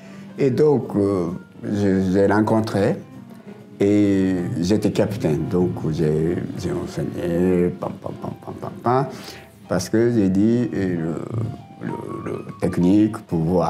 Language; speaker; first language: French; non-native, learner; Japanese